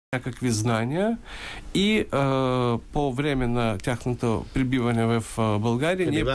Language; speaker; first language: Bulgarian; early bilingual, heritage; Bulgarian